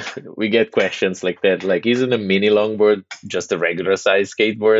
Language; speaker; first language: English; non-native, fluent; Italian